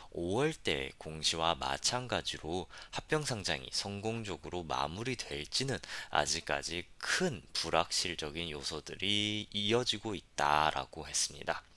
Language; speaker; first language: Korean; native; Korean